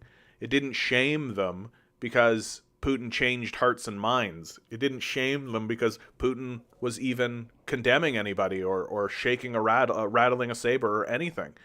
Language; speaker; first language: English; native; English